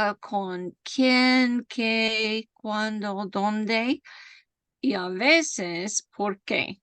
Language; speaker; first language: Spanish; non-native, fluent; English